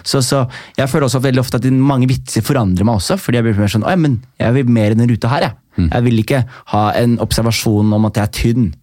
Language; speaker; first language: Norwegian; native; Norwegian